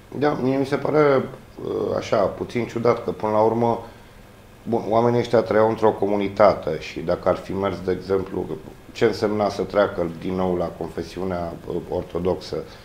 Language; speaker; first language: Romanian; native; Romanian